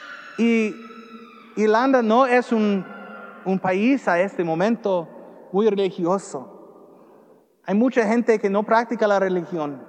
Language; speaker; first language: Spanish; non-native, learner; English